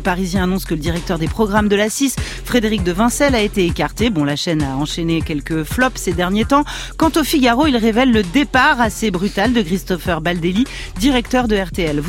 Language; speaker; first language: French; native; French